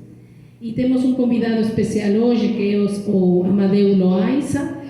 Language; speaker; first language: Portuguese; non-native, fluent; Spanish